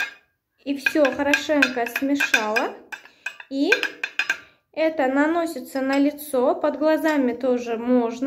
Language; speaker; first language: Russian; non-native, local second language; Uzbek